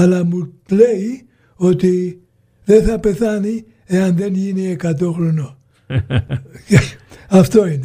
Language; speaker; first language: Greek; early bilingual, heritage; Greek